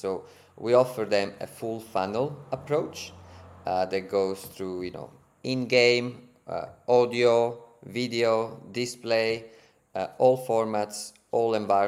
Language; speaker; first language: English; non-native, fluent; Italian